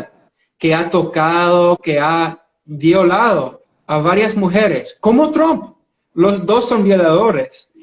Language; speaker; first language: Spanish; non-native, fluent; English